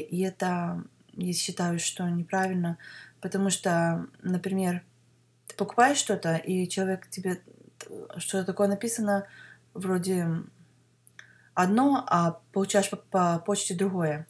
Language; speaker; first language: Russian; early bilingual, heritage; Russian